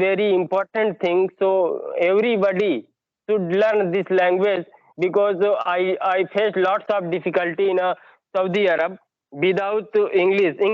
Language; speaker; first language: English; non-native, learner; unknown